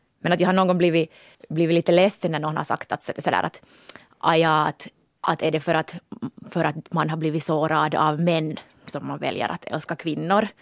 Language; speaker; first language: Swedish; native; Swedish